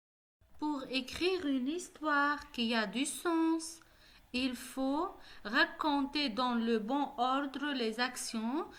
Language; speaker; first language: French; non-native, local second language; Arabic